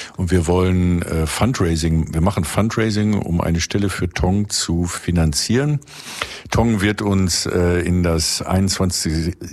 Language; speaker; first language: German; native; German